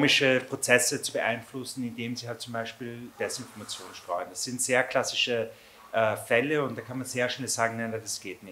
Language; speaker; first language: German; native; German